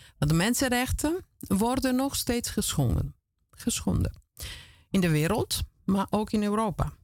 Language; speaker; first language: Dutch; non-native, fluent; Italian